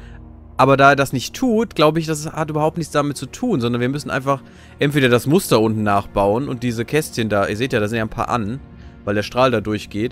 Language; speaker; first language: German; native; German